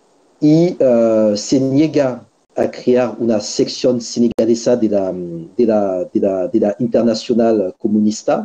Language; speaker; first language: Spanish; non-native, fluent; French